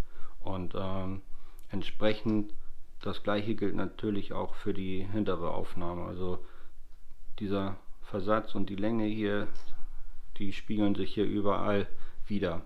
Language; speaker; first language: German; native; German